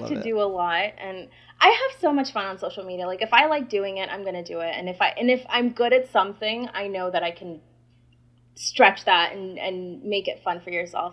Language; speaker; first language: English; non-native, fluent; Spanish